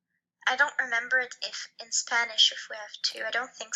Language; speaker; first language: English; non-native, fluent; French